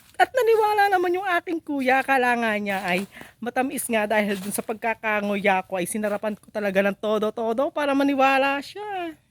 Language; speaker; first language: Filipino; native; Filipino